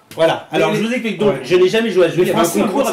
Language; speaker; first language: French; native; French